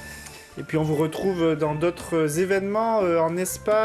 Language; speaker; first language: French; native; French